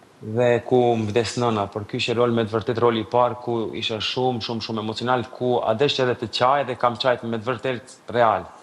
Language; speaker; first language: Albanian; native; Albanian